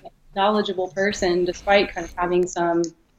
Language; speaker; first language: English; native; English